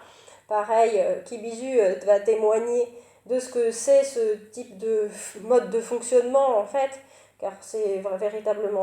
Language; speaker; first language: French; native; French